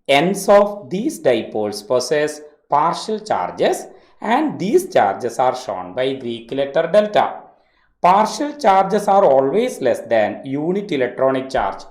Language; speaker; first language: English; non-native, local second language; Malayalam